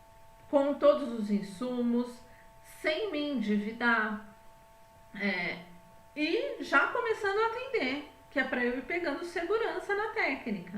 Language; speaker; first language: Portuguese; native; Portuguese